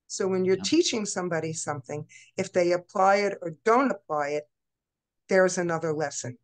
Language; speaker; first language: English; native; English